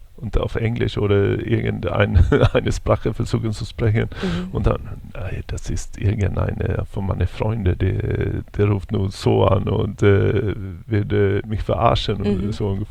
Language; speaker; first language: German; non-native, fluent; Swedish